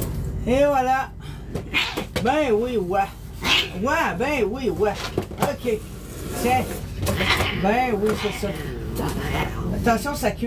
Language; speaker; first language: French; native; French